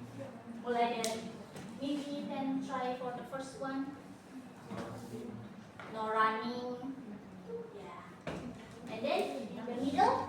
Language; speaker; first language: English; non-native, learner; Indonesian